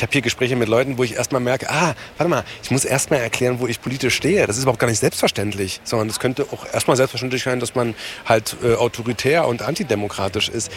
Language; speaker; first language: German; native; German